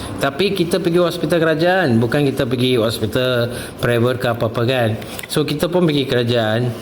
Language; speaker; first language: Malay; non-native, local second language; Tamil